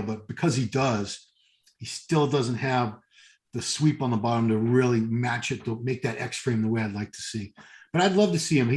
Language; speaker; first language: English; native; English